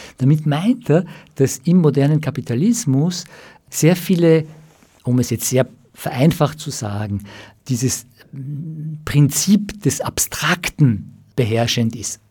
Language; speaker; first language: German; early bilingual, other home language; Persian